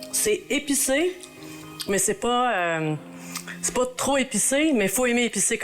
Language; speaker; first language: French; native; French